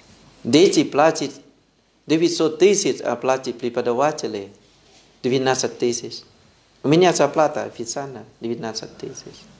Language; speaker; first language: Russian; non-native, fluent; Thai